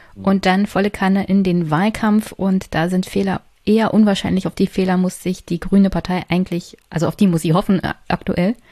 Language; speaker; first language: German; native; German